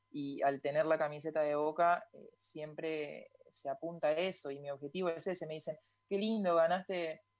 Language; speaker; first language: Spanish; native; Spanish